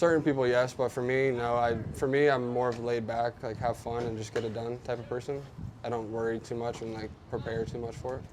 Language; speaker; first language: English; native; English